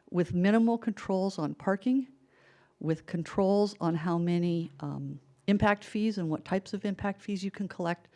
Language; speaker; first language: English; native; English